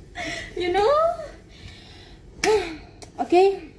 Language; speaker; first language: English; non-native, learner; Indonesian